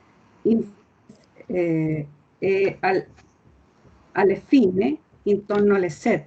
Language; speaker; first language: Italian; non-native, learner; Spanish